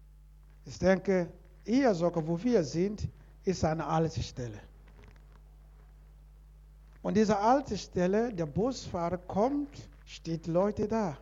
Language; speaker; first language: German; non-native, learner; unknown